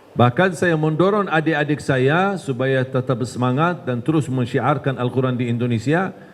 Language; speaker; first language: Malay; non-native, fluent; Arabic